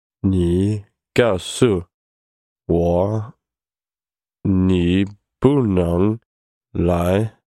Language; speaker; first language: Chinese; non-native, learner; English